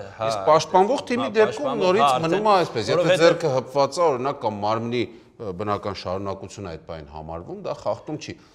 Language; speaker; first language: Armenian; native; Armenian